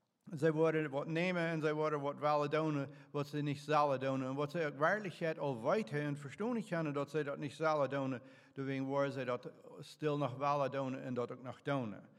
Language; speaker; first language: German; native; German